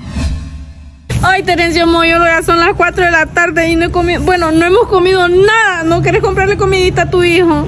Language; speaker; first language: Spanish; native; Spanish